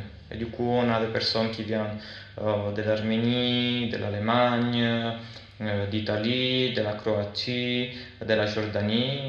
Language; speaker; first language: French; non-native, fluent; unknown